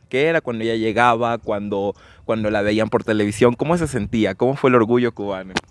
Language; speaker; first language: Spanish; native; Spanish